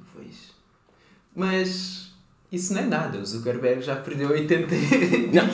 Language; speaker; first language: Portuguese; non-native, local second language; Kabuverdianu